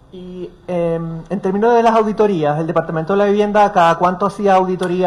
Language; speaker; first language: Spanish; native; Spanish